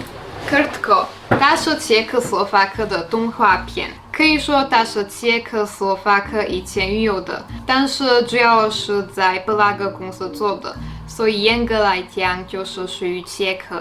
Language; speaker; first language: Chinese; non-native, fluent; Slovak